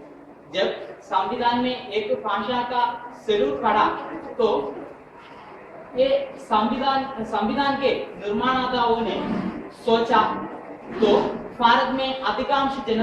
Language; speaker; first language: Hindi; non-native, local second language; Malayalam